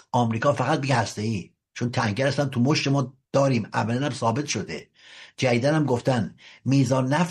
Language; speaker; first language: Persian; native; Persian